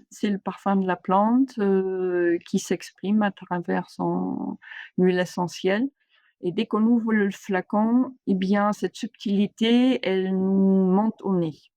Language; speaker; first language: French; non-native, fluent; German